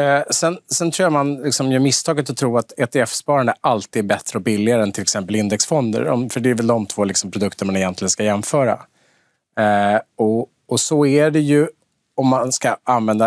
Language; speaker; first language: Swedish; native; Swedish